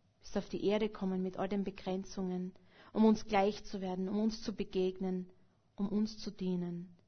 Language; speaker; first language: German; native; German